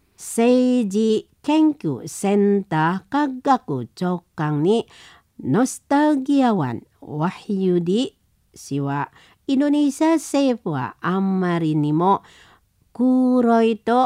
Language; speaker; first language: Japanese; non-native, learner; Indonesian